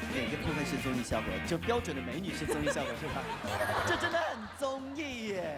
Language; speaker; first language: Chinese; native; Chinese